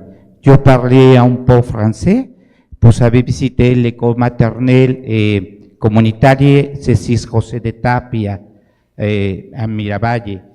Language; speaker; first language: French; non-native, learner; Spanish